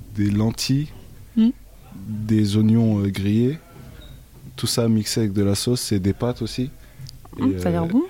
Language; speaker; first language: French; early bilingual, other home language; Arabic